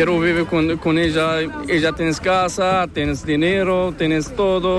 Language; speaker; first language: Spanish; non-native, learner; Arabic